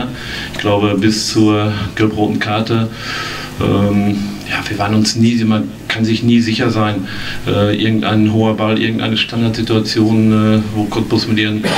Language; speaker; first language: German; native; German